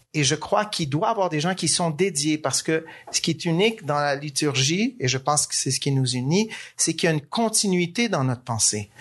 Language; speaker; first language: French; native; French